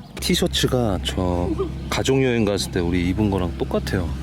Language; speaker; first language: Korean; native; Korean